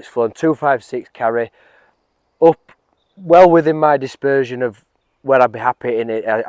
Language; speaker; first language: English; native; English